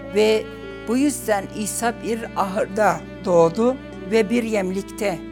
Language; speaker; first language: Turkish; non-native, local second language; Arabic